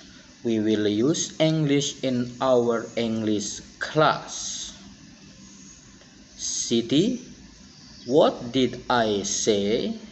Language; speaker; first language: English; non-native, fluent; Indonesian